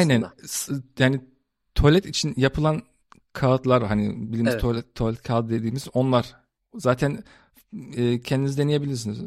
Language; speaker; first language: Turkish; early bilingual, heritage; Turkish